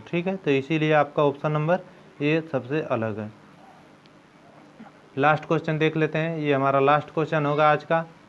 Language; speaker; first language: Hindi; native; Hindi